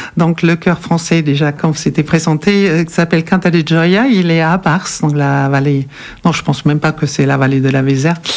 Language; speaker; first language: French; non-native, fluent; German